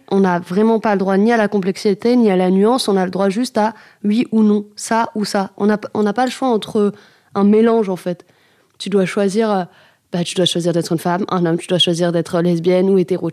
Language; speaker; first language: French; native; French